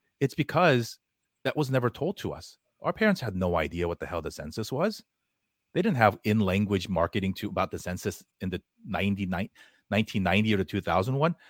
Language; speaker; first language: English; early bilingual, other home language; Korean